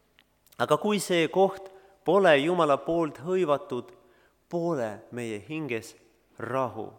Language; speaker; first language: Estonian; non-native, learner; Russian